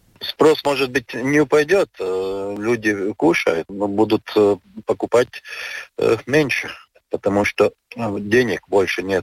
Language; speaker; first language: Russian; non-native, local second language; Latvian